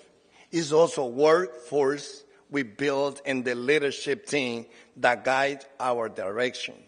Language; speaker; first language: English; non-native, fluent; Spanish